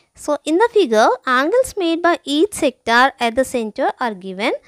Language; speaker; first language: English; non-native, local second language; Telugu